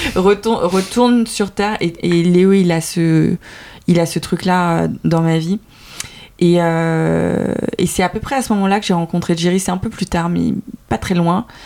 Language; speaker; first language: French; early bilingual, other home language; Vietnamese